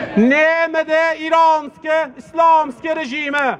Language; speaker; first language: Norwegian; non-native, learner; Persian